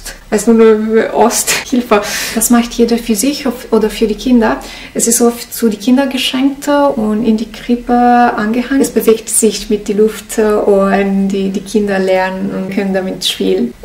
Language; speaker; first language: German; non-native, learner; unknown